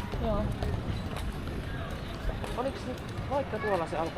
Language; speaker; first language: Finnish; native; Finnish